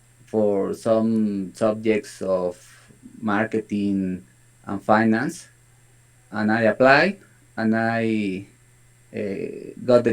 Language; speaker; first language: English; non-native, learner; Spanish